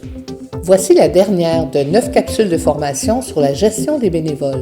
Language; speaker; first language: French; native; French